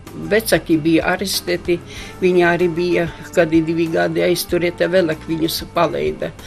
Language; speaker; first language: Latvian; non-native, local second language; Polish